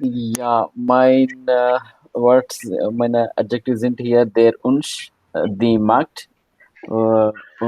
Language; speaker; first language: German; non-native, learner; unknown